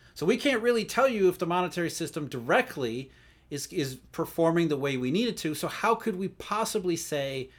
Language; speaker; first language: English; native; English